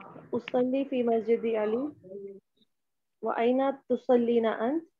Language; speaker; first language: Arabic; non-native, learner; Urdu